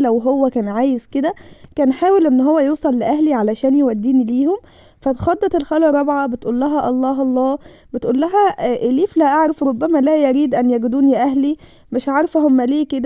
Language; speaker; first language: Arabic; native; Arabic